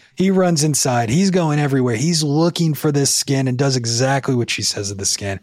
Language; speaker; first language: English; native; English